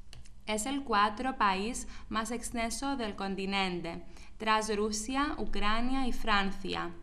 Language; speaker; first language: Spanish; non-native, learner; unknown